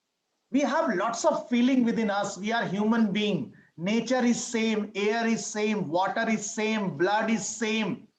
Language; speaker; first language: English; non-native, local second language; Hindi